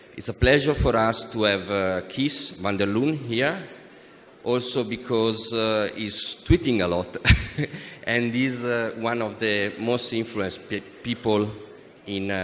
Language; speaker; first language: English; non-native, fluent; Italian